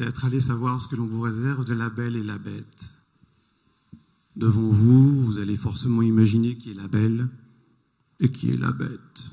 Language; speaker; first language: French; native; French